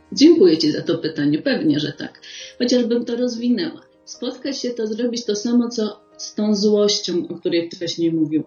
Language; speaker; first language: Polish; native; Polish